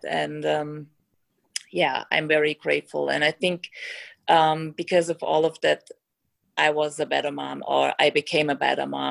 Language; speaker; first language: English; non-native, fluent; German